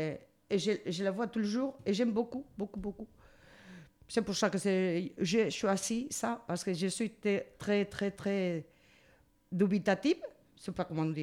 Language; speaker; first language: French; non-native, learner; Spanish